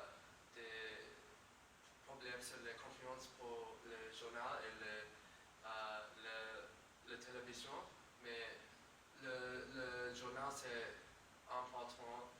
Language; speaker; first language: French; non-native, learner; English